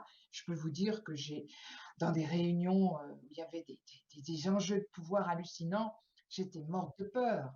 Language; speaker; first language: French; native; French